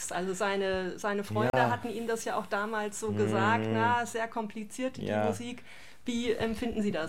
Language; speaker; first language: German; native; German